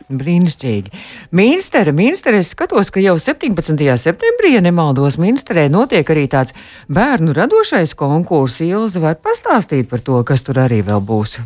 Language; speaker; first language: Latvian; native; Latvian